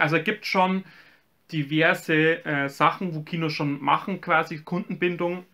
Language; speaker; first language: German; native; German